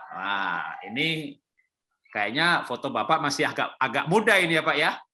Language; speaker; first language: Indonesian; native; Indonesian